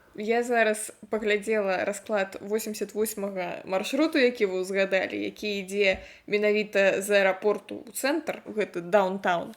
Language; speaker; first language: Belarusian; non-native, local second language; Russian